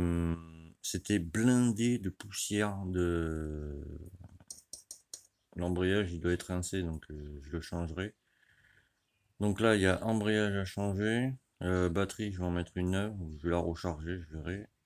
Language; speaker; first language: French; native; French